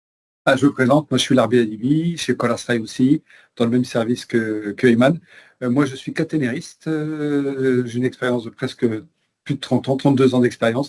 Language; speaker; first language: French; native; French